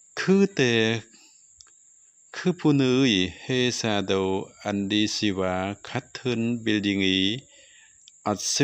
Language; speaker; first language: Korean; non-native, fluent; Khmer